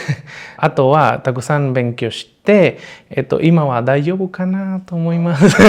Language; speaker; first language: Japanese; non-native, learner; Spanish